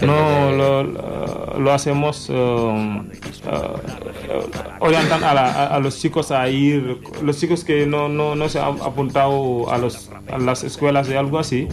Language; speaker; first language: Spanish; non-native, learner; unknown